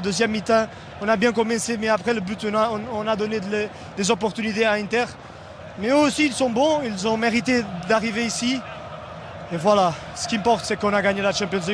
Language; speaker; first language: French; non-native, fluent; Portuguese